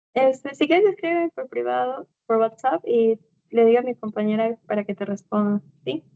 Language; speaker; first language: Spanish; native; Spanish